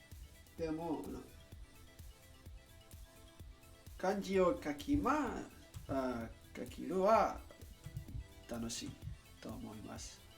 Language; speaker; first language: Japanese; non-native, learner; Spanish